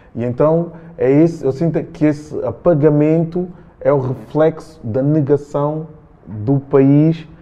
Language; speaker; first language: Portuguese; early bilingual, other home language; Kabuverdianu